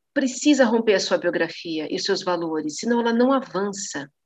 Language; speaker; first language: Portuguese; native; Portuguese